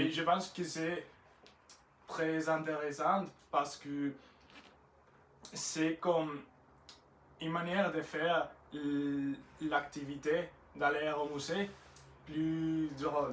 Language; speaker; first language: French; non-native, learner; Spanish